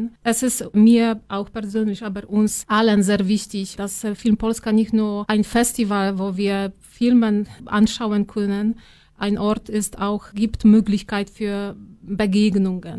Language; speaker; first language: German; non-native, fluent; Polish